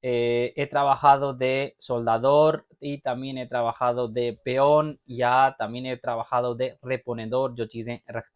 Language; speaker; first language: Spanish; non-native, fluent; Urdu